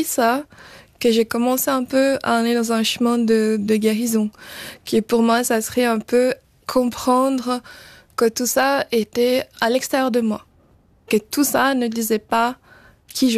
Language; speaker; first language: French; early bilingual, other home language; Portuguese